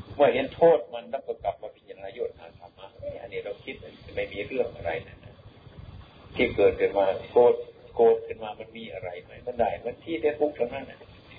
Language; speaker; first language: Thai; non-native, local second language; Lao